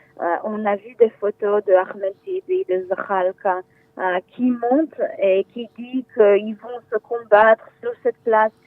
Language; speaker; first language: French; non-native, fluent; Hebrew